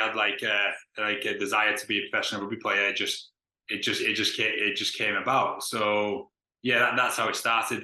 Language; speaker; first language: English; native; English